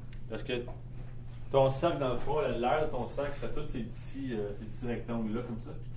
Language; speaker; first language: French; native; French